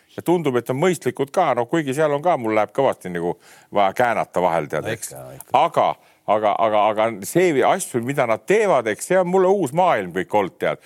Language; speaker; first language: Estonian; native; Estonian